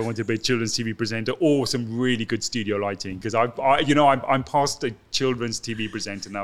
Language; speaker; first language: English; native; English